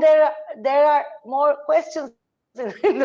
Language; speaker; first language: English; non-native, learner; Turkish